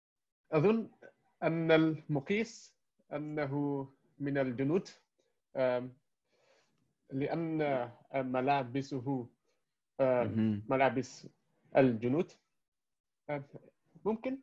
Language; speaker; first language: Arabic; non-native, learner; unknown